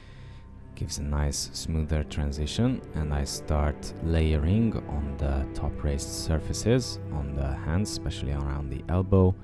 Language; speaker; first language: English; non-native, fluent; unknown